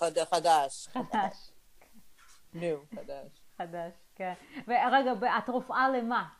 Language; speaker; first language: Hebrew; non-native, learner; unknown